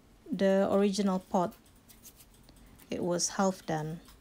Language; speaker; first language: English; non-native, fluent; Indonesian